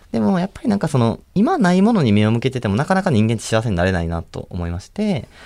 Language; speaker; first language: Japanese; native; Japanese